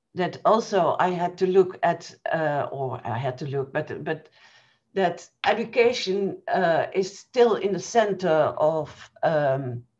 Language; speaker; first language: English; non-native, fluent; Dutch